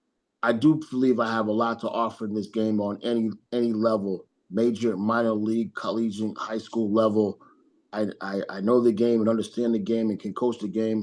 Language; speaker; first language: English; native; English